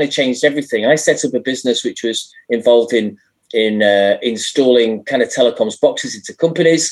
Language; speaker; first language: English; native; English